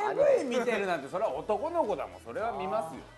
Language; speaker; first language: Japanese; native; Japanese